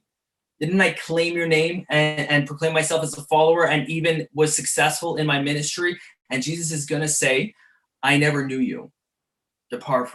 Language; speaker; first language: English; native; English